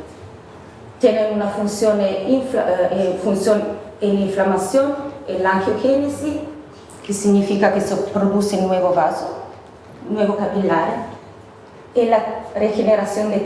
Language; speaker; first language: Spanish; non-native, fluent; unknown